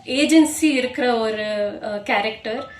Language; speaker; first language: Tamil; non-native, local second language; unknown